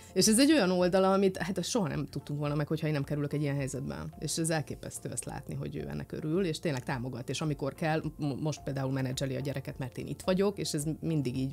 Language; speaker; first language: Hungarian; native; Hungarian